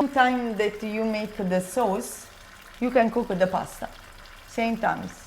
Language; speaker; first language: English; non-native, learner; Italian